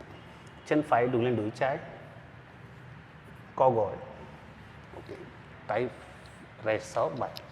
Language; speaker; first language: Vietnamese; non-native, learner; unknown